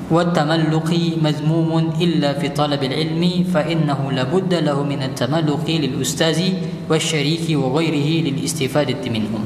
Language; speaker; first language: Arabic; non-native, fluent; Indonesian